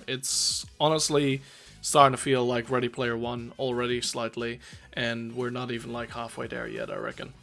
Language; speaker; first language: English; native; English